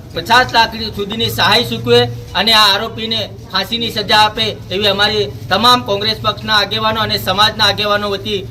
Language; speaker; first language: Gujarati; native; Gujarati